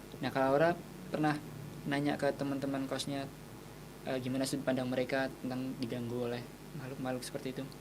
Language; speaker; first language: Indonesian; native; Indonesian